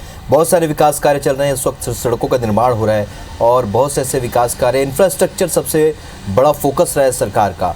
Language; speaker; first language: Hindi; native; Hindi